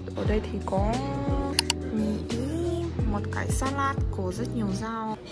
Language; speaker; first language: Vietnamese; non-native, fluent; Russian